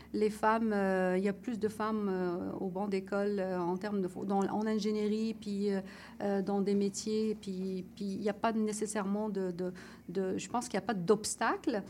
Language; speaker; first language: French; non-native, local second language; Arabic